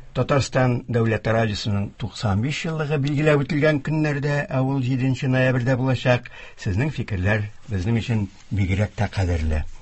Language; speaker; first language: Tatar; native; Tatar